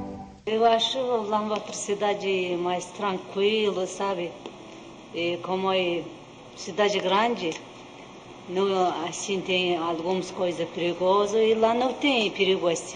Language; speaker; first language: Portuguese; non-native, learner; Mongolian